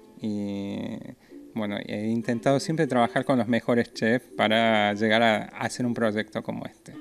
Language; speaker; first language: Spanish; non-native, fluent; French